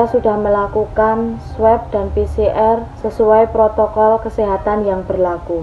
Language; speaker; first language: Indonesian; non-native, local second language; Javanese